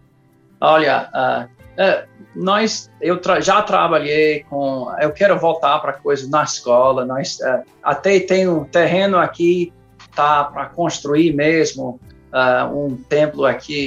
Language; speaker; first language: Portuguese; non-native, fluent; English